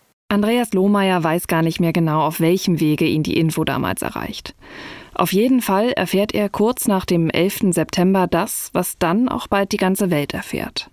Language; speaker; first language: German; native; German